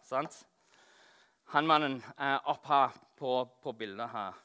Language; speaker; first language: Norwegian; non-native, fluent; English